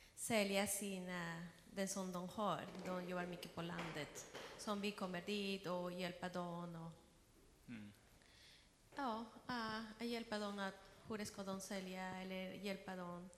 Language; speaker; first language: Swedish; non-native, learner; Spanish